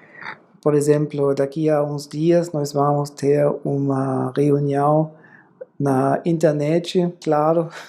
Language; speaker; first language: Portuguese; non-native, fluent; German